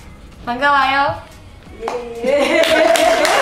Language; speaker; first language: Korean; non-native, learner; Indonesian